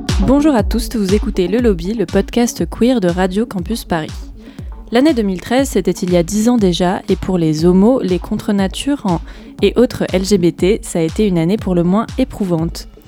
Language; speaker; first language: French; native; French